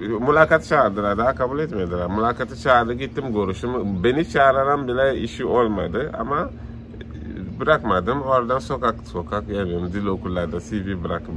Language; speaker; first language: Turkish; non-native, fluent; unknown